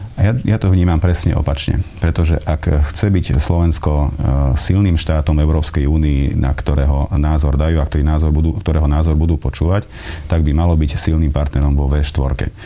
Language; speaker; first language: Slovak; non-native, local second language; Hungarian